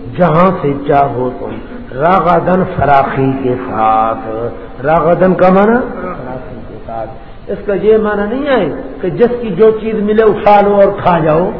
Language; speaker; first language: Urdu; non-native, local second language; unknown